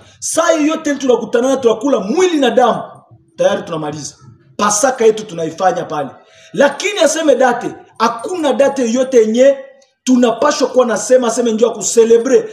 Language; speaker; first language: Swahili; native; Swahili